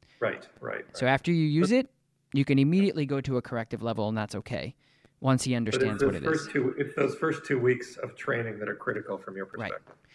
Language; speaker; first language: English; native; English